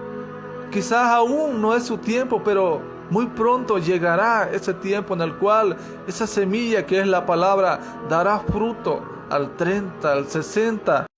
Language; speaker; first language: Spanish; native; Spanish